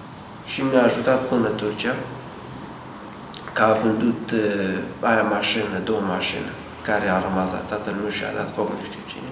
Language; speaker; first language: Romanian; non-native, learner; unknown